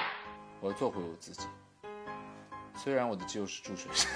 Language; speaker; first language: Chinese; native; Chinese